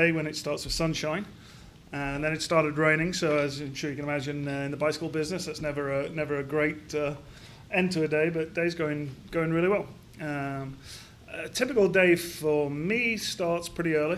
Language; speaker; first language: English; native; English